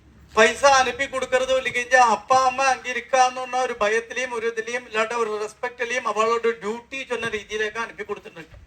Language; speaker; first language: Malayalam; non-native, local second language; Tamil